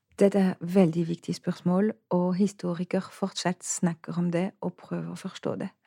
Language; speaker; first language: Norwegian; non-native, fluent; French